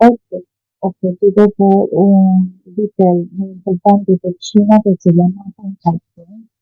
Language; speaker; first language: Spanish; non-native, fluent; Chinese